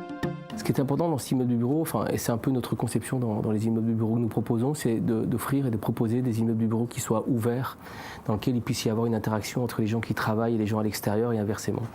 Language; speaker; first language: French; native; French